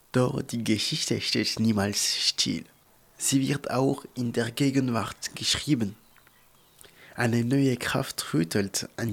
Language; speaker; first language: German; native; German